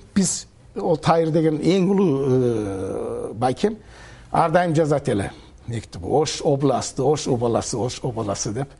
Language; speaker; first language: Kyrgyz; early bilingual, heritage; Kyrgyz